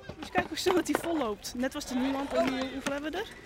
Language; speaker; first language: Dutch; native; Dutch